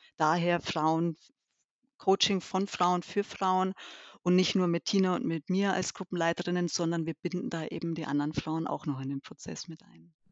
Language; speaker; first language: German; early bilingual, other home language; Albanian